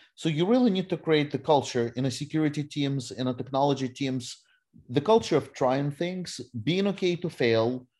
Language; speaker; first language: English; non-native, fluent; Russian